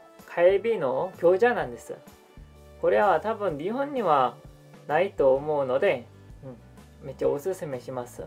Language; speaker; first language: Japanese; non-native, fluent; Korean